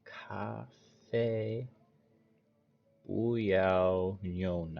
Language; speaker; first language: Chinese; non-native, learner; English